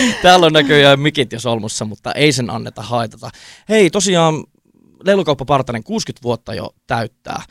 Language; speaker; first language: Finnish; native; Finnish